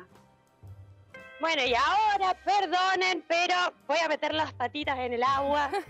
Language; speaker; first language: Spanish; native; Spanish